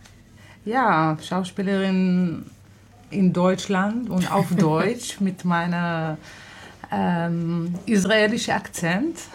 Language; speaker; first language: German; non-native, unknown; Hebrew